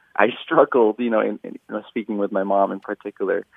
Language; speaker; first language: English; native; English